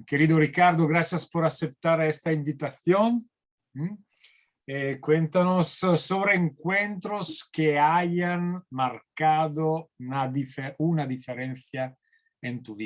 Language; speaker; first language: Spanish; non-native, learner; Italian